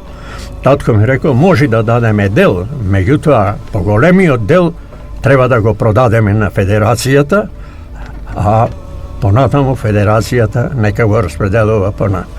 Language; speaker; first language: Macedonian; native; Macedonian